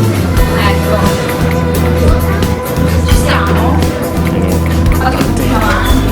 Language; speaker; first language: Italian; native; Italian